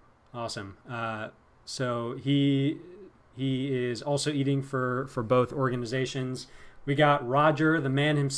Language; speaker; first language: English; native; English